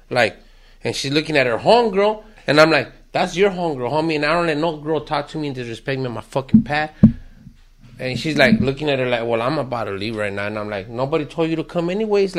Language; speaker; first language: English; early bilingual, other home language; Spanish